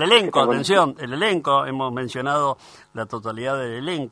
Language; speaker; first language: Spanish; native; Spanish